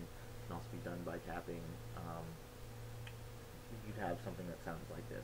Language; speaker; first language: English; native; English